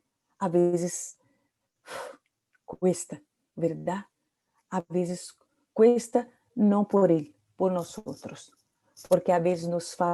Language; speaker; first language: Portuguese; non-native, learner; Spanish